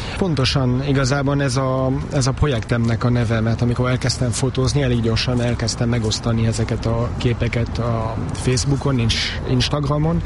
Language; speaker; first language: Hungarian; early bilingual, heritage; Hungarian